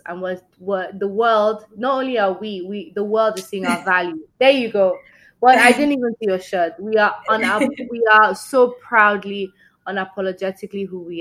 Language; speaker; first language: English; non-native, local second language; Yoruba